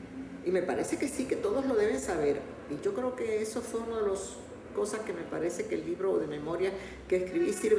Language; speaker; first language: Spanish; native; Spanish